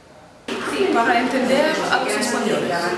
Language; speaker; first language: Spanish; non-native, learner; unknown